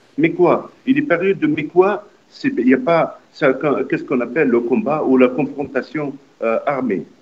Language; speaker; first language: French; non-native, local second language; Arabic